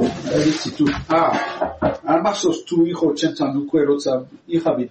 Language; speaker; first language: Georgian; non-native, learner; French